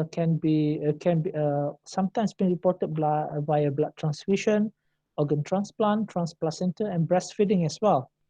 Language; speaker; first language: English; non-native, local second language; Malay